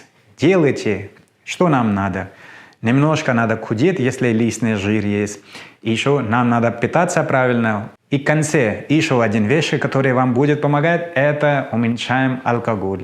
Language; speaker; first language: Russian; non-native, learner; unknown